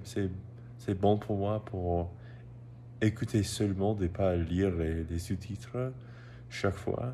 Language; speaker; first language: French; non-native, learner; English